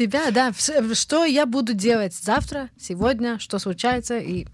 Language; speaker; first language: Russian; early bilingual, heritage; Hebrew